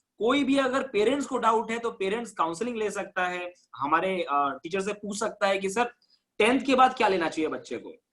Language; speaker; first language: Hindi; native; Hindi